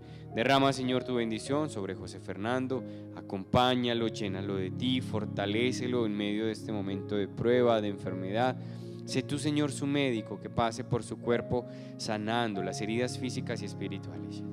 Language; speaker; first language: Spanish; native; Spanish